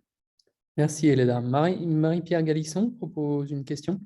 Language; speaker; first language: French; native; French